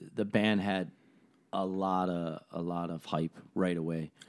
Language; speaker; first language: English; native; English